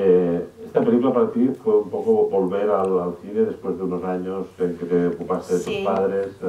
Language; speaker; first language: Spanish; native; Spanish